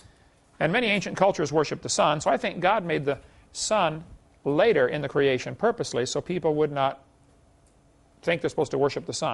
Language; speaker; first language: English; native; English